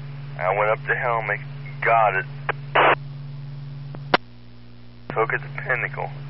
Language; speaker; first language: English; native; English